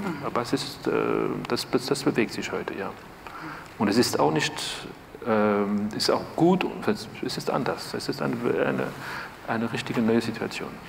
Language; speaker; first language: German; non-native, fluent; French